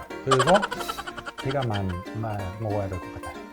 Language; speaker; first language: Korean; non-native, fluent; Italian